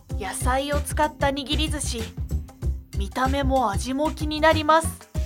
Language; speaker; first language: Japanese; native; Japanese